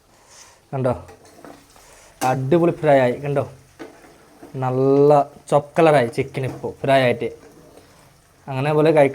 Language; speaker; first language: Malayalam; early bilingual, heritage; Malayalam